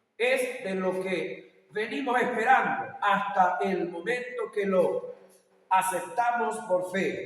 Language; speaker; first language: Spanish; native; Spanish